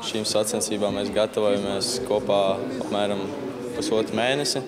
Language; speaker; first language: Latvian; native; Latvian